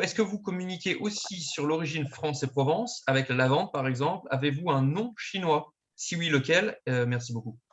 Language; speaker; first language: French; native; French